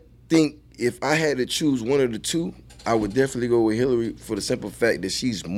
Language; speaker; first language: English; native; English